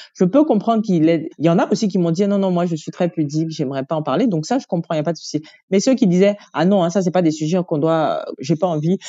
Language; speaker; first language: French; native; French